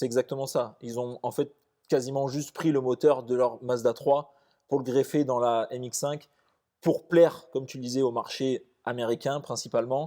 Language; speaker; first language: French; native; French